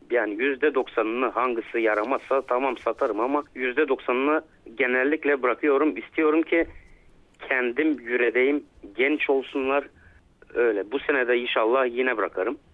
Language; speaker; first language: Turkish; native; Turkish